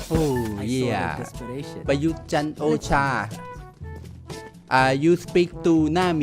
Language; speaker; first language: English; non-native, learner; Thai